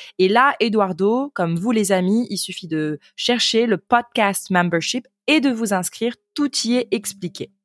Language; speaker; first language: French; native; French